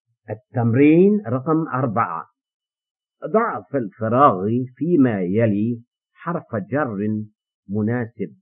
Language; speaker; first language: Arabic; non-native, fluent; English